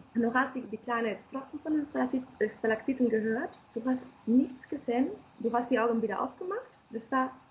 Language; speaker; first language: German; non-native, fluent; Spanish